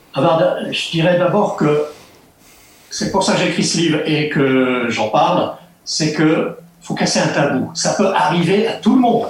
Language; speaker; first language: French; native; French